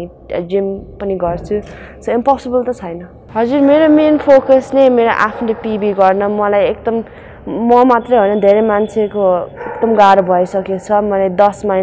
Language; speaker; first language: Nepali; early bilingual, heritage; Nepali